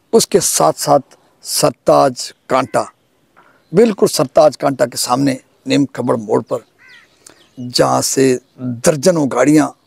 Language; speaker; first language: Urdu; non-native, local second language; Sindhi